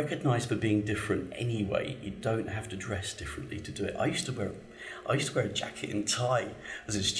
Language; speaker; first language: English; native; English